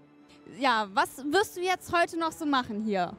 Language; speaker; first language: German; native; German